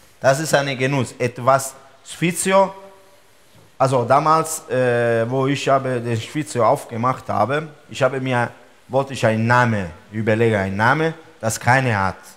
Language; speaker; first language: German; non-native, learner; Italian